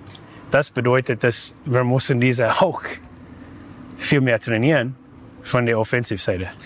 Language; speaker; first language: German; non-native, fluent; English